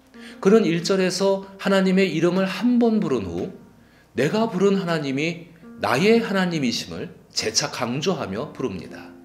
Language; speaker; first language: Korean; native; Korean